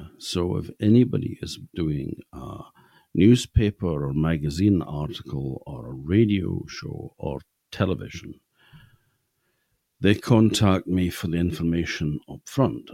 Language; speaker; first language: English; native; English